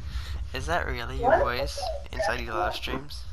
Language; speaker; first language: English; native; English